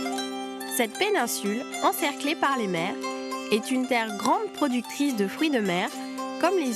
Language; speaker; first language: French; native; French